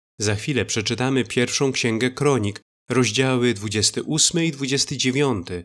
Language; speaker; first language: Polish; native; Polish